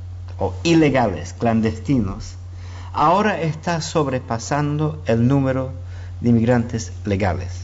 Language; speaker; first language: Spanish; non-native, fluent; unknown